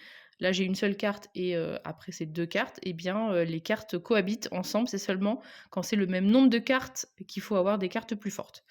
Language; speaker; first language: French; native; French